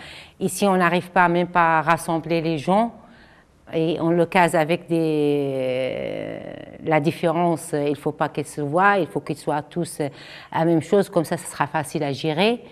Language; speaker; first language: French; non-native, fluent; Arabic